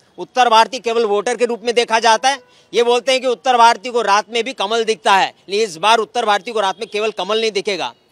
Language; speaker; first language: Hindi; native; Hindi